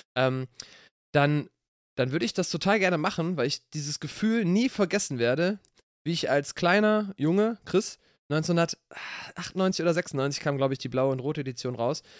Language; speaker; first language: German; native; German